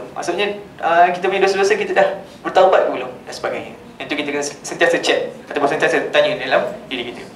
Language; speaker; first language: Malay; native; Malay